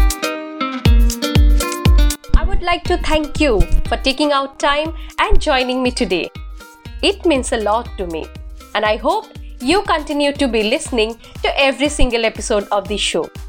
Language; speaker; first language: English; non-native, local second language; Bangla